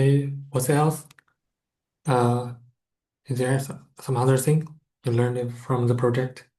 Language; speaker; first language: English; non-native, fluent; Chinese